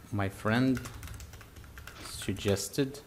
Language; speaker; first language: English; non-native, fluent; Arabic